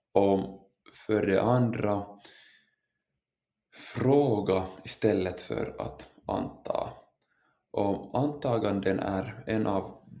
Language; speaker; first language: Swedish; non-native, local second language; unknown